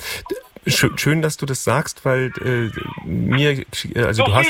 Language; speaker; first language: German; native; German